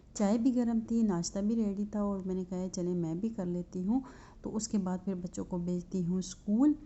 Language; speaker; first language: Urdu; native; Urdu